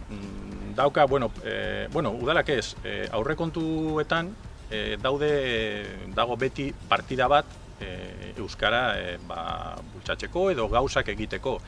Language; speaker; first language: Basque; non-native, local second language; Spanish